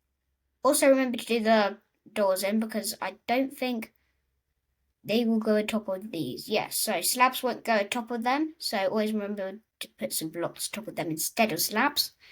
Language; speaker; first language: English; native; English